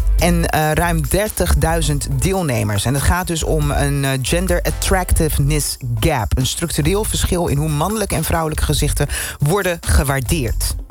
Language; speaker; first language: Dutch; native; Dutch